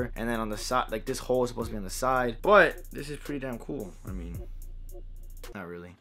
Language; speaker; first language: English; native; English